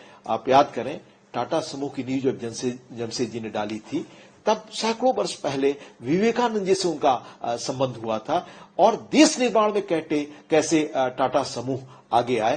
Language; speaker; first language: Hindi; native; Hindi